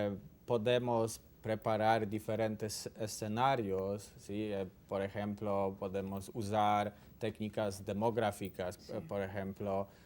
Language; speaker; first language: Spanish; non-native, learner; Polish